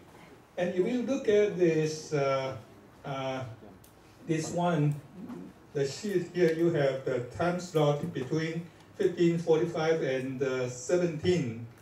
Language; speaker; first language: English; non-native, fluent; Chinese